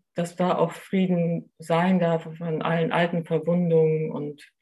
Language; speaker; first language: German; native; German